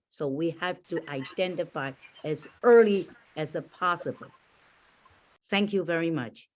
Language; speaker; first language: English; non-native, learner; Chinese